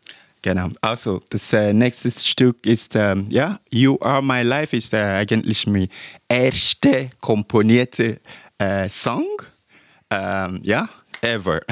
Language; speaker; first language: German; non-native, learner; English